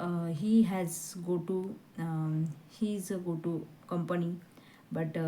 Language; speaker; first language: English; non-native, learner; Hindi